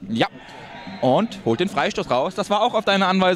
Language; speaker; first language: German; native; German